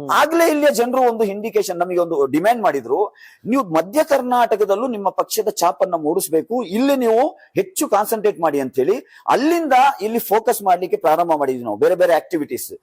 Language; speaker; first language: Kannada; non-native, local second language; Urdu